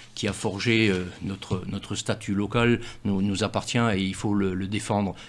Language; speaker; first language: French; native; French